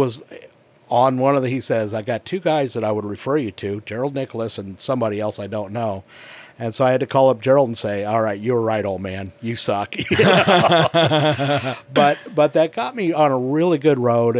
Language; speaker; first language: English; native; English